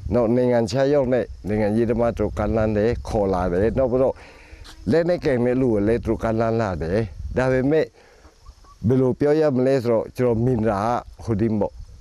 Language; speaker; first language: Burmese; non-native, local second language; Pa'o Karen